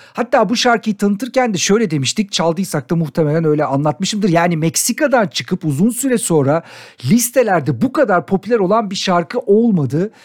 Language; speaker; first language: Turkish; native; Turkish